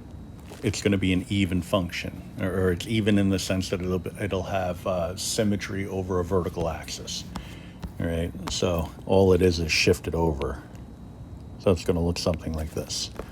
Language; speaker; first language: English; native; English